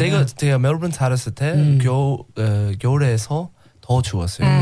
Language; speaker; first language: Korean; non-native, learner; English